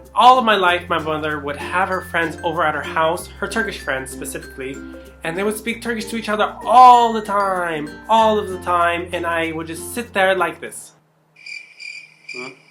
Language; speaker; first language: English; native; English